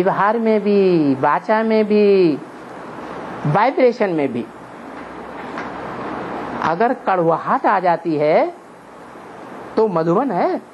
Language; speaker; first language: Hindi; native; Hindi